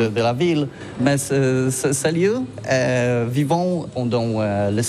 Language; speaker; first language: French; non-native, learner; Polish